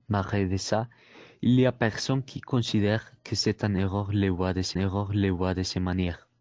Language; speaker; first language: French; non-native, learner; Spanish